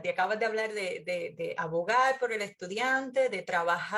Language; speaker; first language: Spanish; native; Spanish